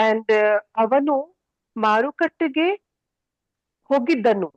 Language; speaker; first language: Kannada; non-native, learner; English